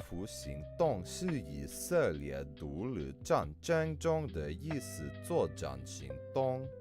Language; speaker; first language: Chinese; non-native, learner; English